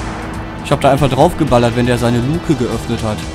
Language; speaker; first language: German; native; German